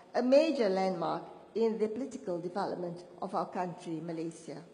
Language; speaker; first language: English; non-native, local second language; Malay